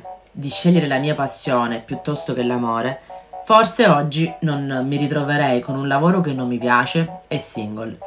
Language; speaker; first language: Italian; native; Italian